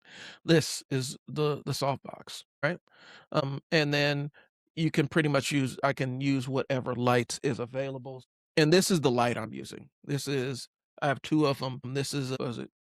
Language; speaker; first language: English; native; English